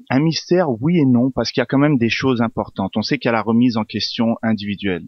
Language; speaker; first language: French; non-native, local second language; Arabic